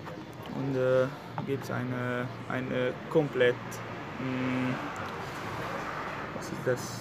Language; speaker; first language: German; non-native, learner; Hungarian